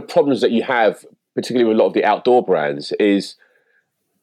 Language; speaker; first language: English; native; English